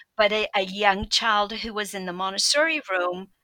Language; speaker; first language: English; early bilingual, other home language; Polish